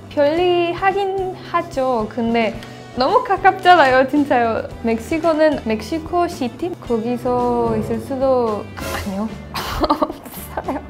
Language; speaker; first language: Korean; non-native, fluent; Spanish